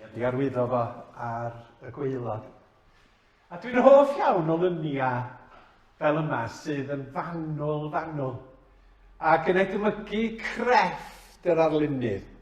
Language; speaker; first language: Welsh; native; Welsh